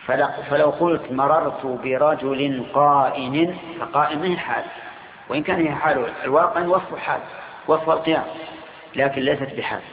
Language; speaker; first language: Arabic; native; Arabic